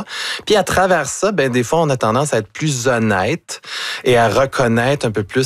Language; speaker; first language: French; native; French